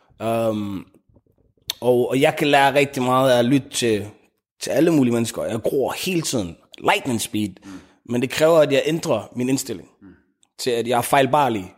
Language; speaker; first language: Danish; early bilingual, other home language; Arabic